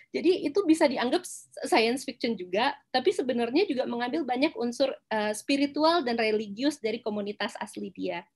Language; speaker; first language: Indonesian; non-native, local second language; Minangkabau